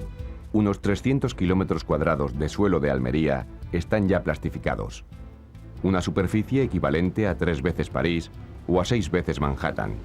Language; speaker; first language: Spanish; native; Spanish